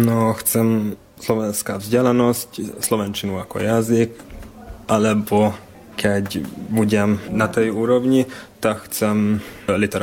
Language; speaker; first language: Slovak; non-native, local second language; Hungarian